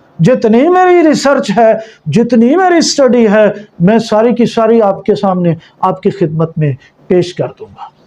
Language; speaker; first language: Urdu; non-native, local second language; Punjabi